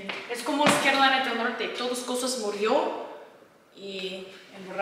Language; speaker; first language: Spanish; non-native, learner; English